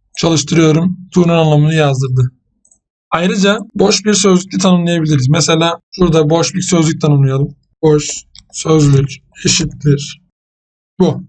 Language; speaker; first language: Turkish; native; Turkish